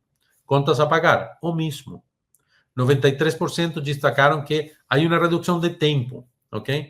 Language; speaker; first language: Portuguese; non-native, fluent; Spanish